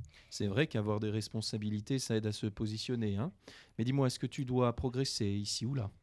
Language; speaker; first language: French; native; French